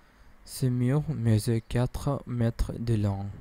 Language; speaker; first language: French; non-native, learner; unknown